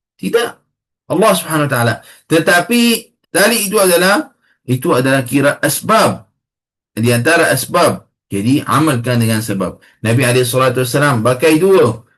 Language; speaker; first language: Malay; non-native, fluent; Arabic